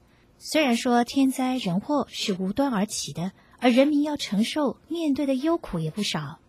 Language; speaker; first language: Chinese; native; Chinese